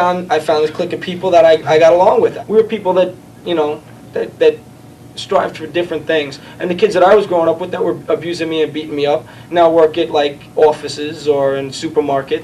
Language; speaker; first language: English; native; English